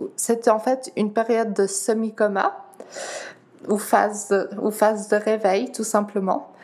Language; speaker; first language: French; non-native, fluent; Dutch